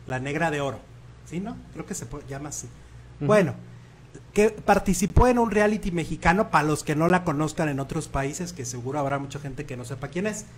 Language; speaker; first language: Spanish; native; Spanish